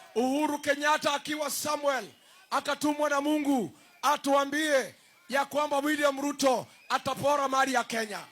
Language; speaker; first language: Swahili; non-native, local second language; Kikuyu